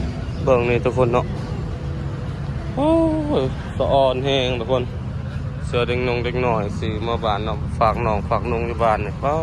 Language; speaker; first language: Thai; non-native, local second language; Northeastern Thai